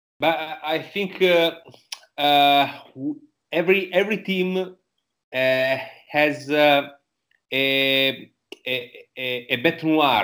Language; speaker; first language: English; non-native, learner; Italian